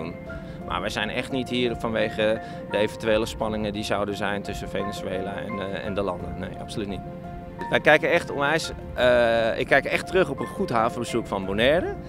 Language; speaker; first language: Dutch; native; Dutch